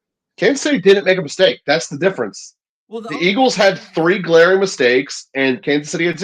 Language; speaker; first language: English; native; English